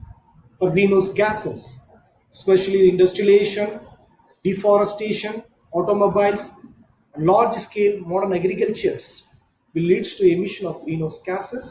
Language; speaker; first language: English; non-native, local second language; Tamil